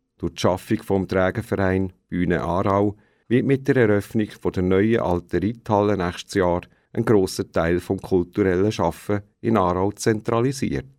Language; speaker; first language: German; native; German